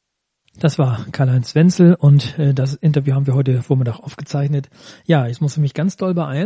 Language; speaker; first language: German; native; German